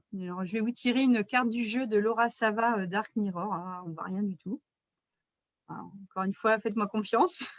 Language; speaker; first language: French; native; French